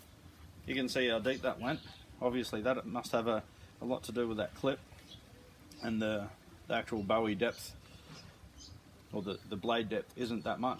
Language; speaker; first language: English; native; English